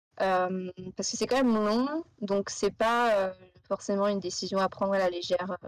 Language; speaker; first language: French; native; French